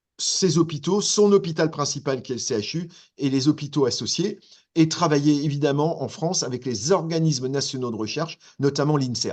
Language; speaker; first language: French; native; French